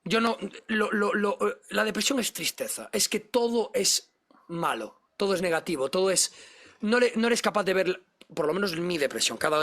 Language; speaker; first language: Spanish; native; Spanish